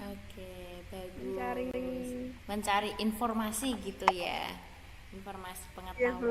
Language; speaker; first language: Indonesian; native; Indonesian